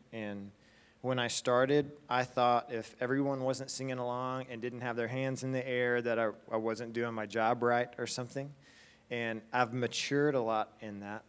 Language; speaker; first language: English; native; English